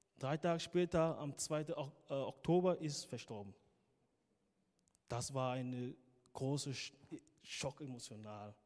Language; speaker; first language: German; non-native, fluent; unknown